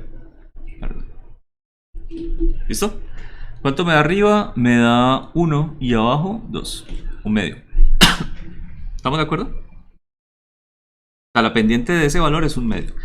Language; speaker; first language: Spanish; native; Spanish